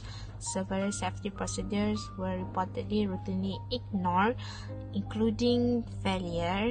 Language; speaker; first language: English; non-native, local second language; Malay